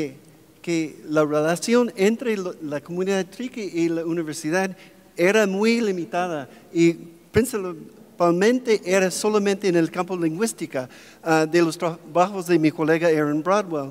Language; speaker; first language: Spanish; non-native, fluent; English